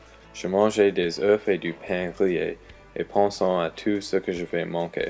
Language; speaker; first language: French; non-native, learner; English